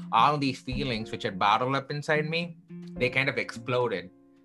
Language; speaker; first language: English; non-native, local second language; Tamil